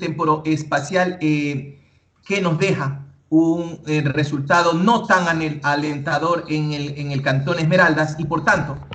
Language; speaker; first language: Spanish; native; Spanish